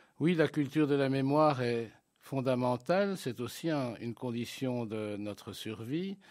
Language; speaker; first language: French; native; French